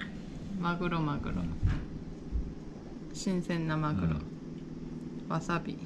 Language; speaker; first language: Japanese; non-native, fluent; Korean